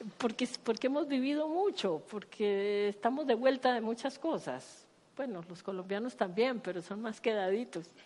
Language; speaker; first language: Spanish; native; Spanish